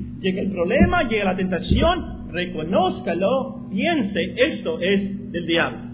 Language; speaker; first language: Spanish; non-native, fluent; English